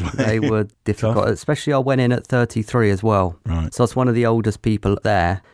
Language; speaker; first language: English; native; English